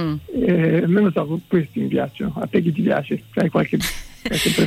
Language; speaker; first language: Italian; native; Italian